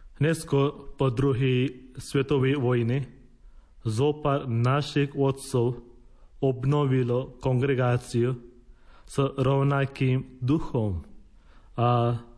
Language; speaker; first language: Slovak; non-native, learner; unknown